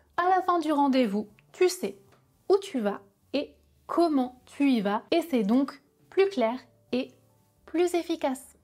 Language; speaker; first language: French; native; French